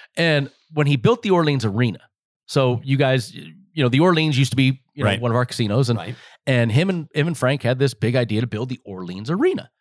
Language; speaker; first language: English; native; English